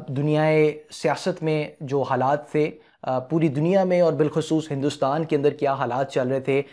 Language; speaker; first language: Urdu; native; Urdu